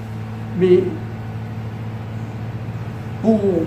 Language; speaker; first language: French; non-native, learner; Morisyen